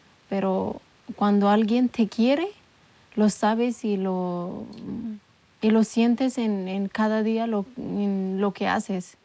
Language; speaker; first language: Spanish; non-native, local second language; Amharic